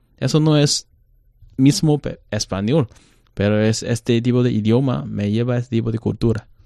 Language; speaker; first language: Spanish; non-native, learner; Chinese